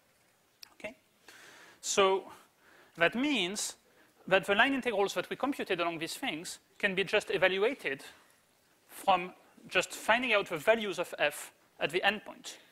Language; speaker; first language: English; native; English